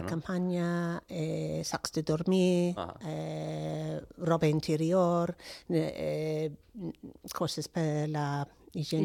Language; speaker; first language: Catalan; non-native, fluent; English